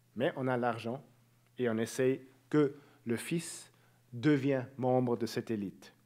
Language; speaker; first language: French; native; French